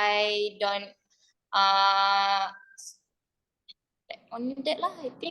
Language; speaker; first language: English; non-native, learner; Malay